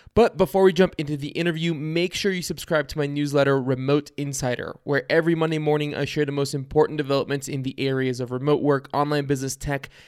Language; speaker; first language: English; early bilingual, other home language; Bulgarian